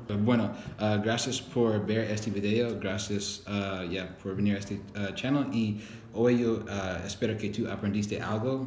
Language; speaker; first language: Spanish; non-native, learner; English